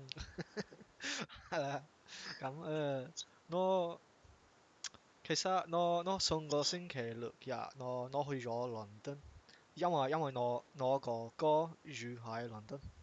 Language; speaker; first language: Cantonese; non-native, learner; English